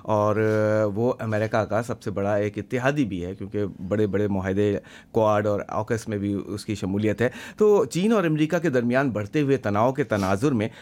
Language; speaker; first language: Urdu; native; Urdu